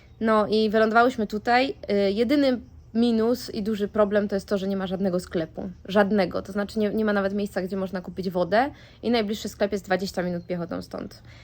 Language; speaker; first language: Polish; native; Polish